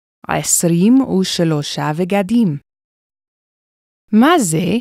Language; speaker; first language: Hebrew; non-native, fluent; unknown